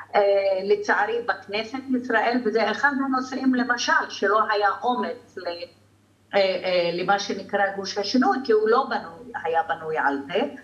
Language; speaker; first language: Hebrew; non-native, local second language; Arabic